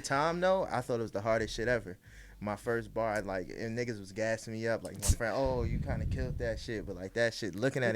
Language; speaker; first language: English; native; English